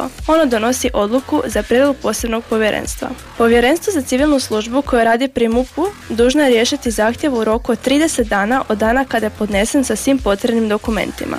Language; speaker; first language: Serbian; native; Serbian